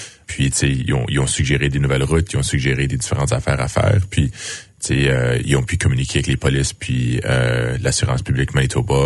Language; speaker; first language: French; native; French